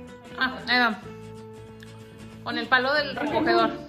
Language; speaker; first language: Spanish; native; Spanish